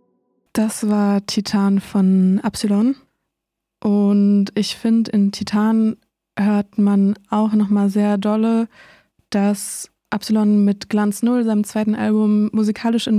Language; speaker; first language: German; native; German